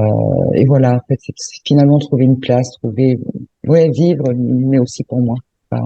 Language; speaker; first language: French; native; French